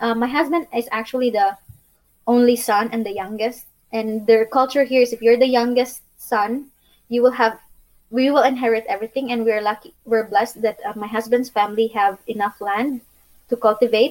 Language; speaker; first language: English; non-native, local second language; Cebuano